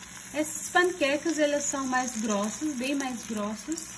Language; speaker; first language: Portuguese; non-native, fluent; Hindi